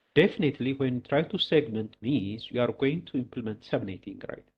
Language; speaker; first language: English; non-native, local second language; Amharic